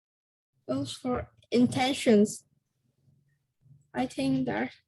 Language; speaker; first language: English; non-native, learner; Vietnamese